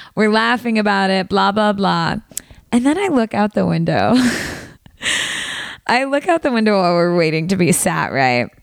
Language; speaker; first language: English; native; English